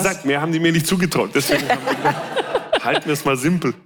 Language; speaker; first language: German; native; German